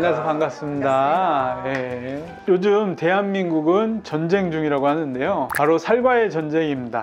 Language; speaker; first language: Korean; native; Korean